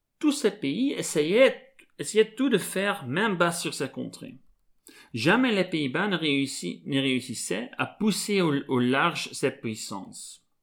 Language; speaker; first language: French; non-native, local second language; Dutch